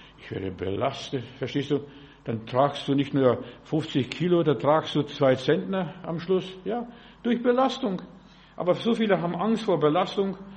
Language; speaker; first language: German; early bilingual, other home language; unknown